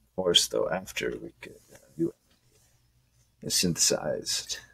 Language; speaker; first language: English; native; English